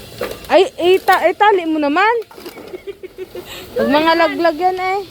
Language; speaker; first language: Filipino; non-native, local second language; Cebuano